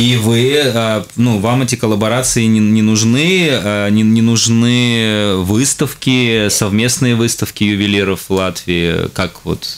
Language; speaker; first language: Russian; native; Russian